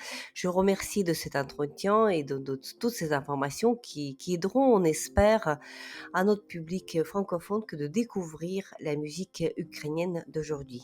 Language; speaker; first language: French; non-native, fluent; Ukrainian